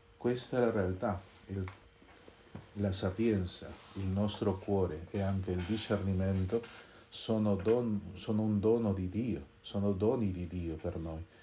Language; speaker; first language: Italian; non-native, fluent; Spanish